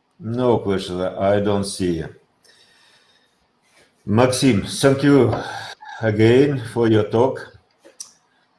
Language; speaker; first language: English; non-native, learner; Russian